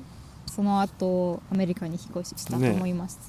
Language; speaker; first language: Japanese; non-native, learner; German